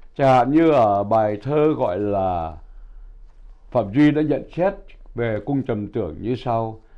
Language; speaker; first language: Vietnamese; native; Vietnamese